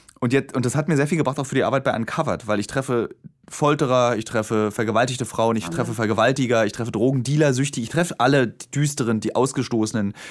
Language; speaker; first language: German; native; German